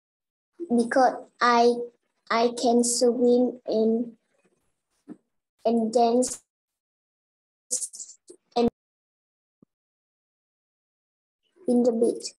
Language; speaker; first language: English; non-native, learner; Vietnamese